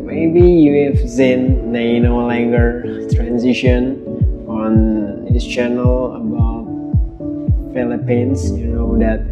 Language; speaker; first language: English; non-native, fluent; Indonesian